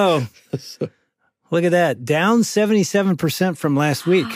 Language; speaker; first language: English; native; English